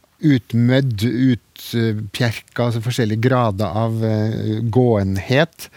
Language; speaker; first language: Norwegian; native; Norwegian